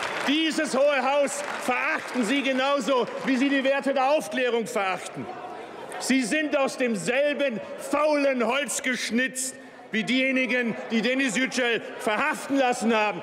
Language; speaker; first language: German; native; German